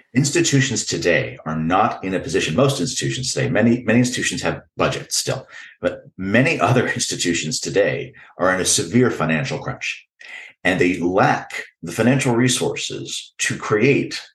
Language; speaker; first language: English; native; English